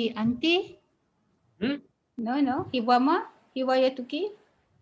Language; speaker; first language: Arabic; non-native, learner; Malay